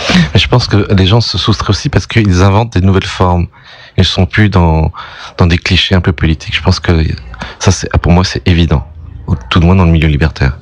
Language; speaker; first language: French; native; French